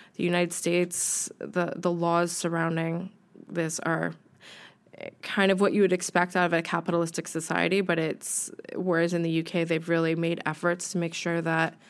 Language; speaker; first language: English; native; English